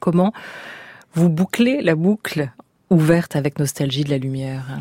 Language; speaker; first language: French; native; French